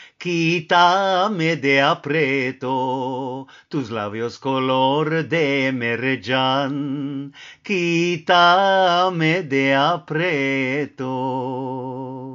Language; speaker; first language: Spanish; early bilingual, heritage; Ladino